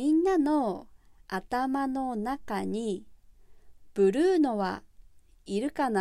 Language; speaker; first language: Japanese; native; Japanese